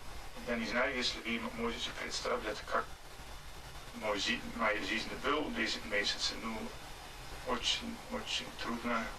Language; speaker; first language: Russian; non-native, learner; Dutch